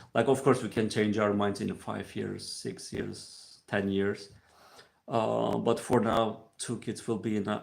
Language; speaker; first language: English; non-native, fluent; Turkish